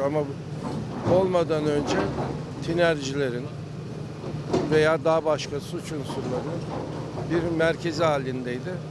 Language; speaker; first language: Turkish; native; Turkish